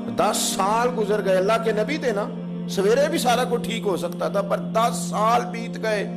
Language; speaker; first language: Urdu; non-native, local second language; Punjabi